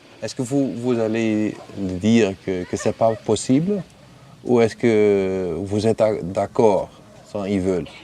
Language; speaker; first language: French; non-native, fluent; Dutch